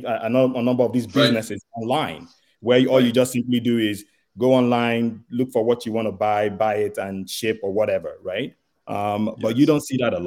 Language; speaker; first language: English; non-native, local second language; Igbo